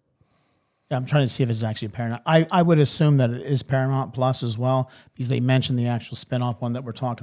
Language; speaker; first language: English; native; English